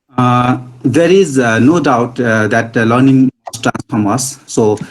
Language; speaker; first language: English; non-native, local second language; Nepali